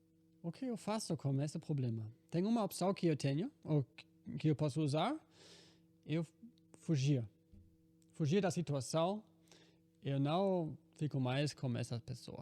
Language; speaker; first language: Portuguese; non-native, fluent; German